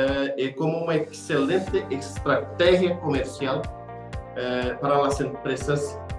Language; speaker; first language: Spanish; non-native, fluent; Portuguese